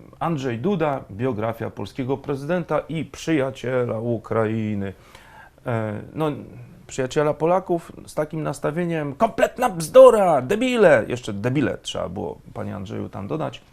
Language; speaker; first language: Polish; native; Polish